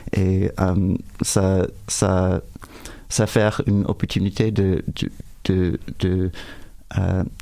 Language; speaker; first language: French; non-native, fluent; English